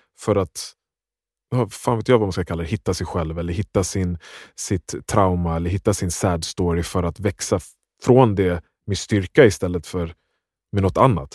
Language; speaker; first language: Swedish; native; Swedish